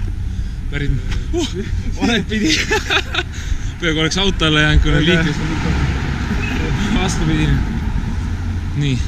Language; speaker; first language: Estonian; native; Estonian